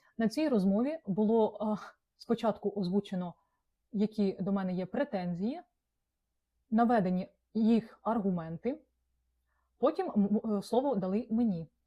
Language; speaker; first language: Ukrainian; non-native, local second language; Russian